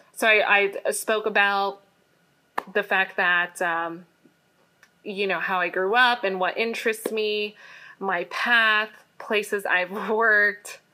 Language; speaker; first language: English; native; English